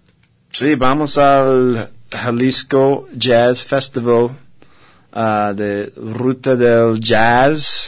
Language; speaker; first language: Spanish; non-native, learner; English